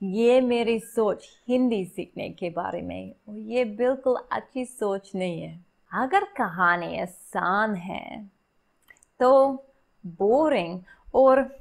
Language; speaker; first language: Hindi; non-native, learner; English